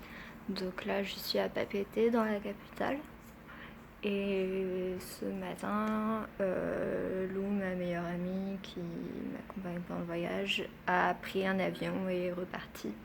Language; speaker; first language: French; native; French